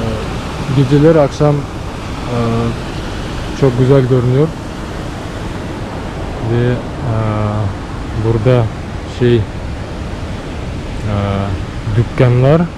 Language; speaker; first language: Turkish; non-native, learner; Bashkir